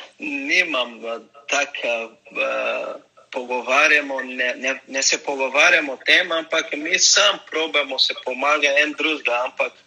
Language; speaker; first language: Slovenian; non-native, learner; Portuguese